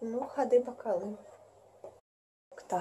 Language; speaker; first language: Turkish; non-native, learner; Russian